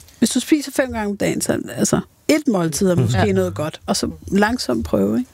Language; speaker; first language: Danish; early bilingual, other home language; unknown